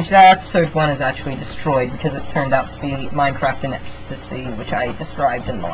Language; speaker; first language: English; native; English